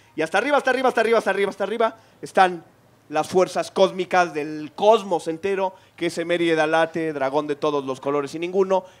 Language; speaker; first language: Spanish; native; Spanish